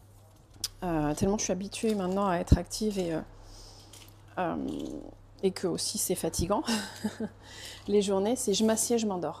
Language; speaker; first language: French; native; French